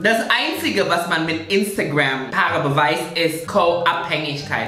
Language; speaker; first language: German; native; German